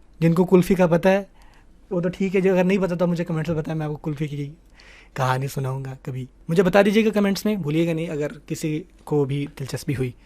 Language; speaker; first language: Urdu; native; Urdu